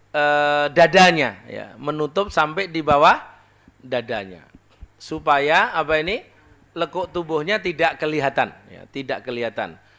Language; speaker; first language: Indonesian; native; Indonesian